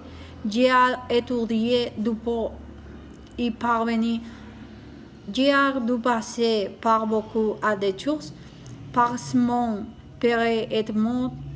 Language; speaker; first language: French; non-native, learner; Spanish